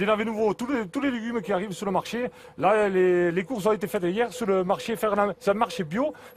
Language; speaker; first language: French; native; French